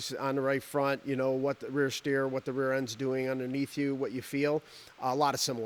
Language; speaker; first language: English; native; English